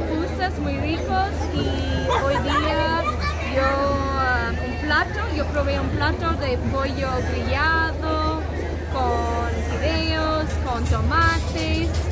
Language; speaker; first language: Spanish; non-native, fluent; English